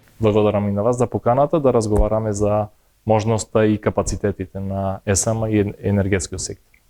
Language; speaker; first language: Macedonian; native; Macedonian